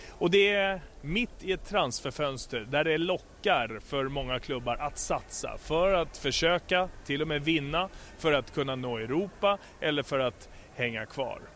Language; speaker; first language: Swedish; native; Swedish